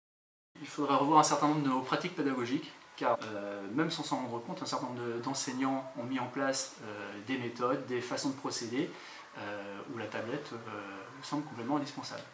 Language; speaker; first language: French; native; French